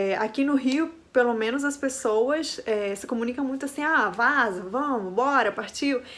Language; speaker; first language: Portuguese; non-native, fluent; Spanish